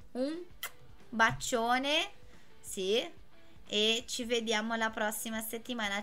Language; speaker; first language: Italian; non-native, fluent; Portuguese